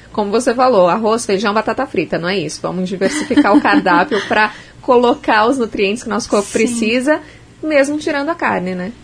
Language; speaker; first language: Portuguese; native; Portuguese